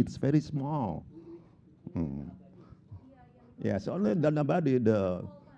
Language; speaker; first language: English; non-native, local second language; Indonesian